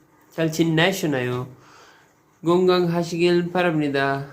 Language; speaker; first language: Korean; non-native, learner; Urdu